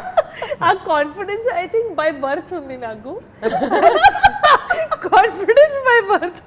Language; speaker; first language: Telugu; non-native, learner; Hindi